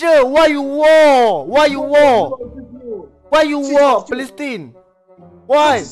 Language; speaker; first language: English; non-native, learner; Malay